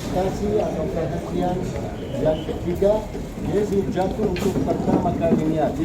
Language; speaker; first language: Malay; non-native, fluent; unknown